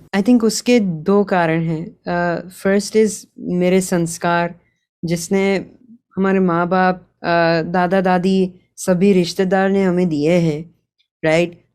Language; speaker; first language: Hindi; early bilingual, heritage; Hindi